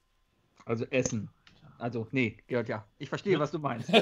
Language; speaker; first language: German; native; German